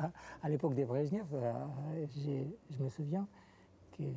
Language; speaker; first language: French; non-native, fluent; Russian